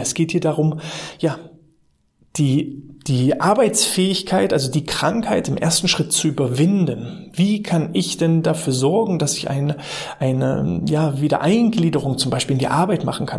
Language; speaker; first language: German; native; German